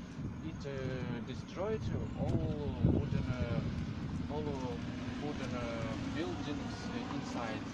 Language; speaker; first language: English; non-native, learner; Russian